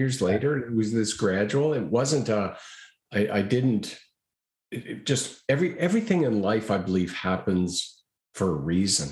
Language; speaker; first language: English; native; English